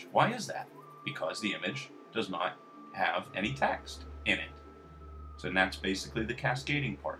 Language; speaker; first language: English; native; English